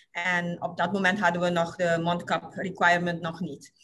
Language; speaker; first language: Dutch; non-native, local second language; Papiamento